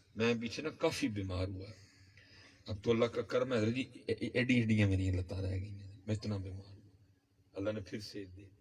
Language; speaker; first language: Urdu; non-native, local second language; Punjabi